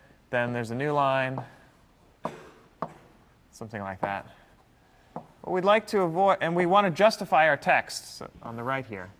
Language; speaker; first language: English; native; English